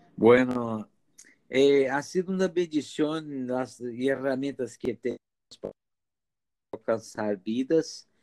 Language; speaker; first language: Spanish; non-native, learner; Portuguese